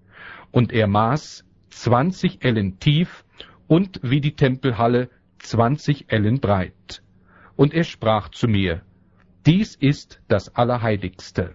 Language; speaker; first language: German; native; German